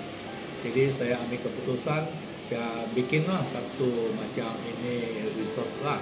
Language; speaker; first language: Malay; non-native, local second language; Hakka Chinese